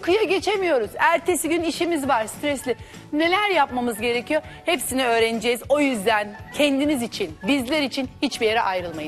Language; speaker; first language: Turkish; native; Turkish